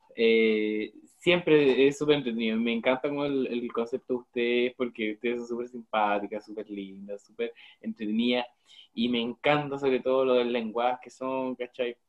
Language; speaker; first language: Spanish; native; Spanish